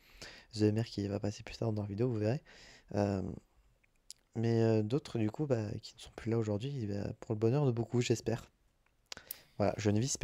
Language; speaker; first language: French; native; French